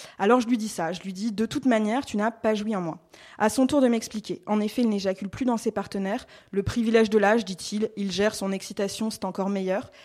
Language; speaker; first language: French; native; French